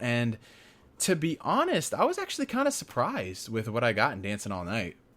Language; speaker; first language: English; native; English